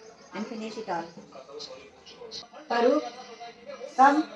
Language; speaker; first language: English; non-native, learner; Hindi